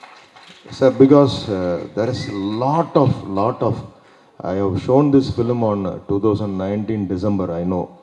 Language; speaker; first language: Tamil; native; Tamil